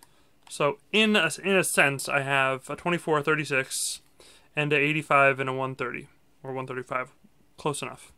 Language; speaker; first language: English; native; English